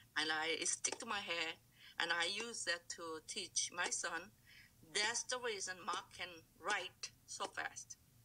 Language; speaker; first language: English; non-native, fluent; Korean